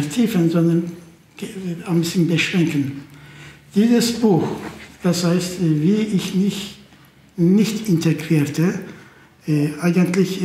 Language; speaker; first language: German; non-native, fluent; Turkish